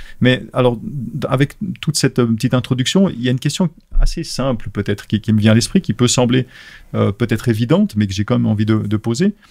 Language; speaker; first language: French; native; French